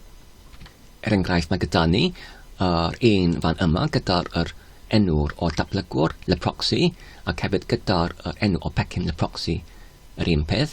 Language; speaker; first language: Welsh; non-native, learner; Polish